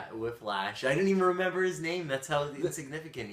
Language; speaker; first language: English; native; English